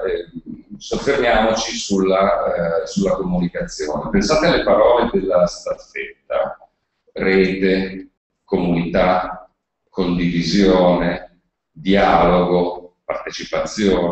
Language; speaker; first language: Italian; native; Italian